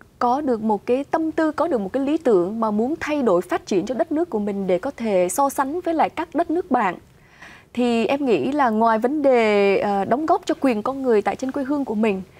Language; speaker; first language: Vietnamese; early bilingual, heritage; Vietnamese